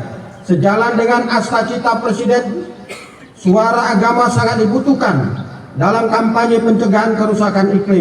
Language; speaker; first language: Indonesian; native; Indonesian